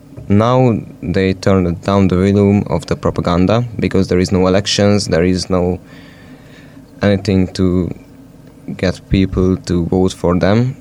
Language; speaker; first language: English; non-native, fluent; Hungarian